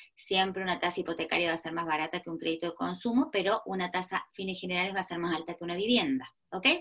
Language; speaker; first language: Spanish; native; Spanish